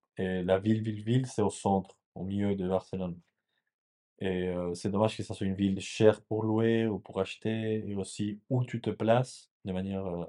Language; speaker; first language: French; non-native, fluent; Spanish